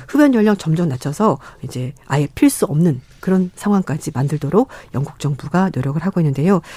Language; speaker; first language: Korean; native; Korean